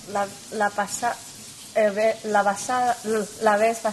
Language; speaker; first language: Spanish; non-native, learner; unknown